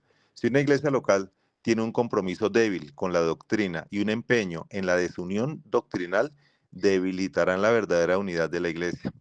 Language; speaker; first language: Spanish; native; Spanish